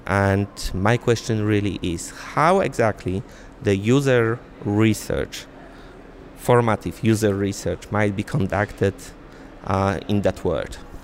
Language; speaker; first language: English; non-native, fluent; Polish